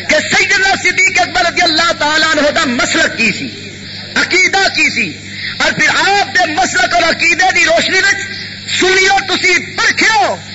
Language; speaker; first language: Urdu; non-native, local second language; Punjabi